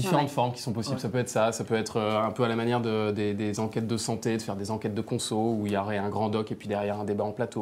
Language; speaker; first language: French; native; French